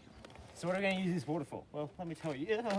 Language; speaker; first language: English; native; English